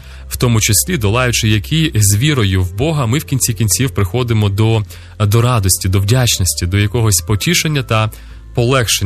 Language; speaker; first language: Ukrainian; native; Ukrainian